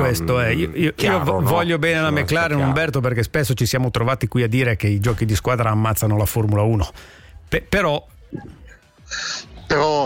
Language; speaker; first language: Italian; native; Italian